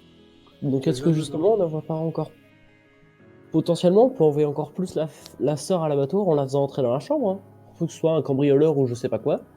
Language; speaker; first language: French; native; French